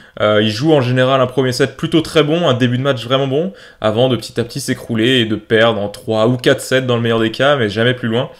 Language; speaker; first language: French; native; French